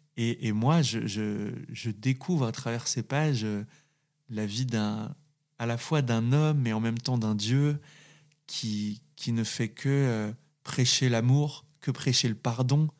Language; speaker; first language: French; native; French